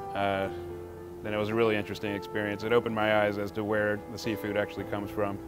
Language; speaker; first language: English; native; English